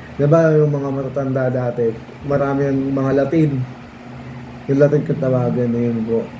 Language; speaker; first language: Filipino; native; Filipino